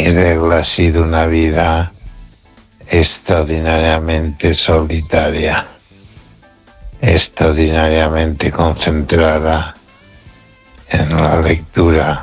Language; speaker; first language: Spanish; native; Spanish